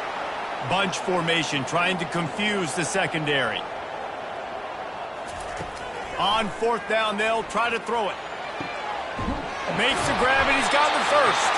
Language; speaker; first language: English; native; English